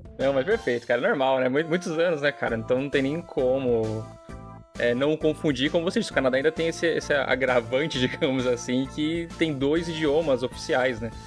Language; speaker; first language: Portuguese; native; Portuguese